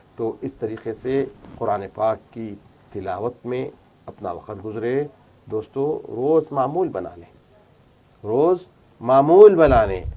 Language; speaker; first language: Urdu; native; Urdu